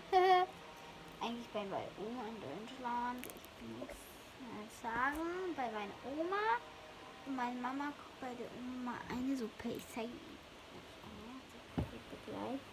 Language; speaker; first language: German; early bilingual, heritage; German